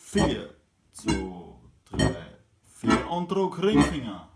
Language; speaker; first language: German; native; German